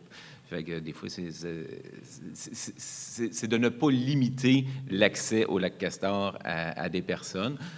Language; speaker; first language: French; native; French